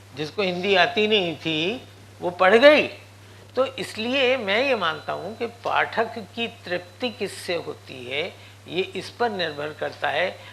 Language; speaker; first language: Hindi; non-native, local second language; Punjabi